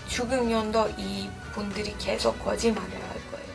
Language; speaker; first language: Korean; non-native, fluent; Persian